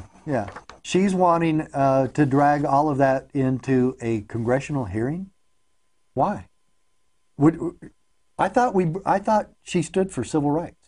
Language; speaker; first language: English; native; English